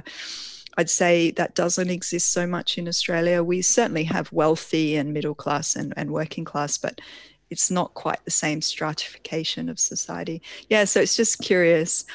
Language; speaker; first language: English; native; English